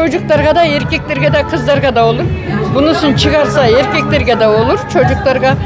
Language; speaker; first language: Turkish; non-native, local second language; Kyrgyz